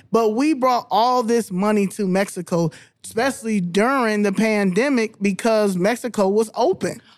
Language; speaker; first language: English; native; English